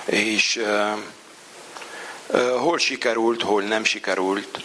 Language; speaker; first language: Hungarian; non-native, fluent; Arabic